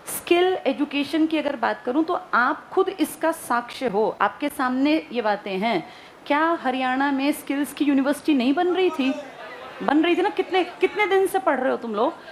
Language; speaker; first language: Hindi; native; Hindi